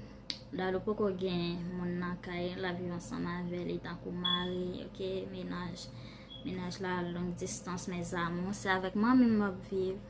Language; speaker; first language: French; non-native, learner; Haitian Creole